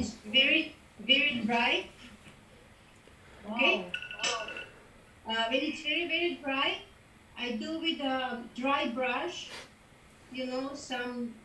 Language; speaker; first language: English; non-native, fluent; Macedonian